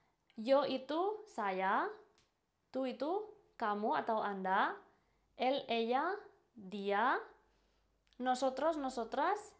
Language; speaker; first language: Indonesian; non-native, fluent; Spanish